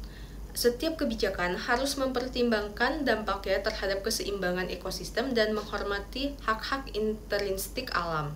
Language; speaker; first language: Indonesian; native; Indonesian